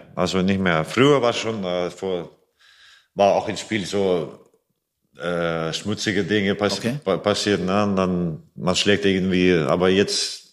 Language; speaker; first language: German; non-native, fluent; Latvian